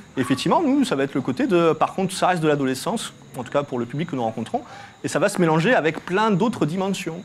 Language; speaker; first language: French; native; French